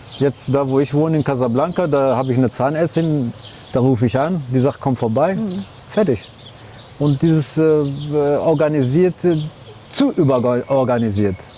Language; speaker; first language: German; early bilingual, other home language; Arabic